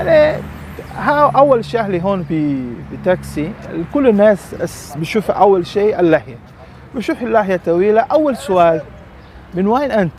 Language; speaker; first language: Arabic; non-native, learner; Portuguese